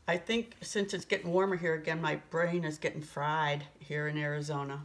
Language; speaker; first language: English; native; English